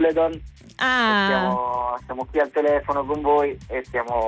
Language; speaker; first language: Italian; native; Italian